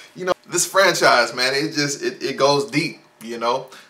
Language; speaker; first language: English; native; English